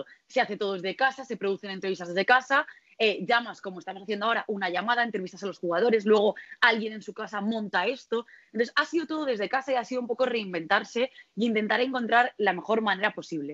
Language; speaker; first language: Spanish; native; Spanish